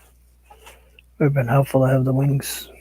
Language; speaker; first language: English; native; English